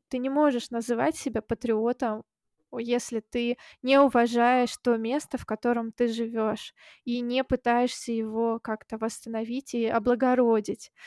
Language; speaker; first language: Russian; native; Russian